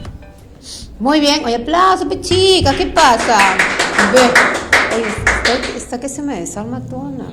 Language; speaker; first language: Spanish; native; Spanish